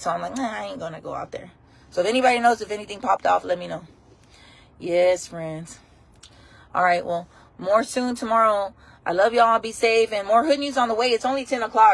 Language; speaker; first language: English; early bilingual, other home language; Spanish